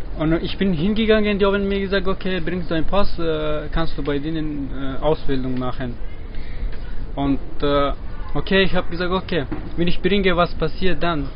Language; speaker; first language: German; non-native, learner; Persian